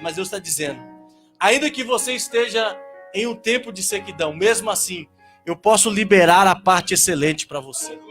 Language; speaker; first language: Portuguese; native; Portuguese